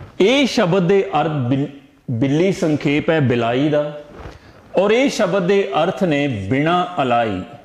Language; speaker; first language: Punjabi; native; Punjabi